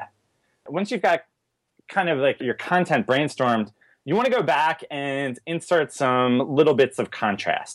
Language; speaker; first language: English; native; English